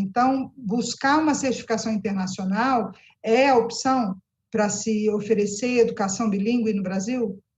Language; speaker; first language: Portuguese; native; Portuguese